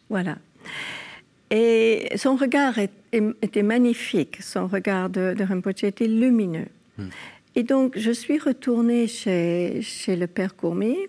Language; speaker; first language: French; non-native, fluent; English